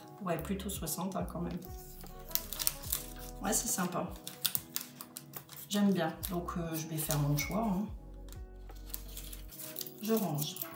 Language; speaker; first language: French; native; French